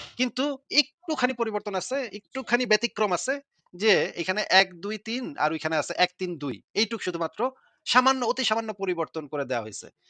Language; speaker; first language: Bangla; native; Bangla